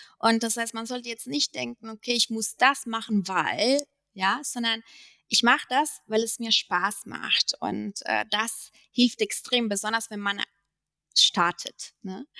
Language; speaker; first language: German; non-native, fluent; Italian